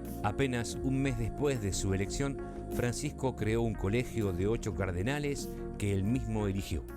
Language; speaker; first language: Spanish; native; Spanish